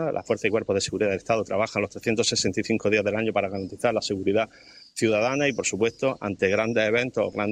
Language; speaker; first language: Spanish; native; Spanish